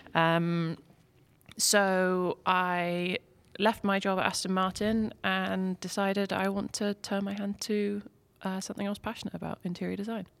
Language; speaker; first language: English; native; English